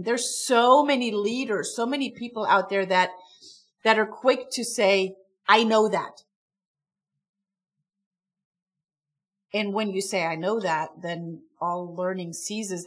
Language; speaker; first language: English; non-native, fluent; German